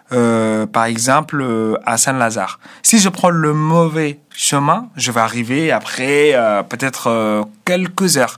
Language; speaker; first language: French; non-native, fluent; Arabic